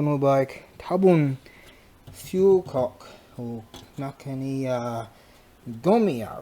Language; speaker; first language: Japanese; non-native, learner; English